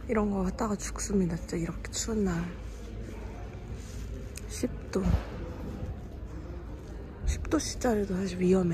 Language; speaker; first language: Korean; native; Korean